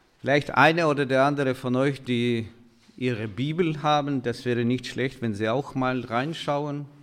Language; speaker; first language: German; non-native, fluent; Russian